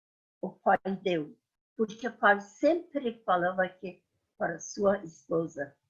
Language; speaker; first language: Portuguese; non-native, fluent; Persian